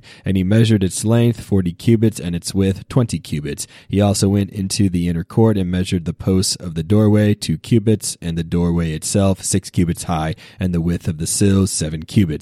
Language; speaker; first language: English; native; English